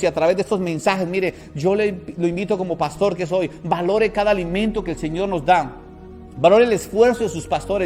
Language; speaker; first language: Spanish; native; Spanish